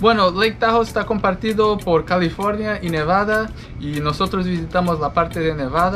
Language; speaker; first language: Spanish; non-native, fluent; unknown